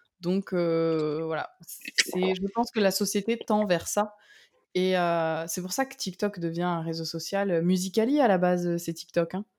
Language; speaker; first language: French; native; French